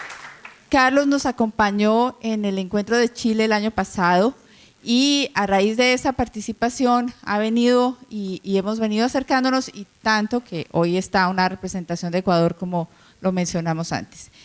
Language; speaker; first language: Spanish; native; Spanish